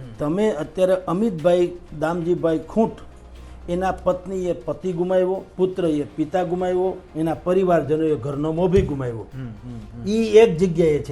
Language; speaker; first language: Gujarati; native; Gujarati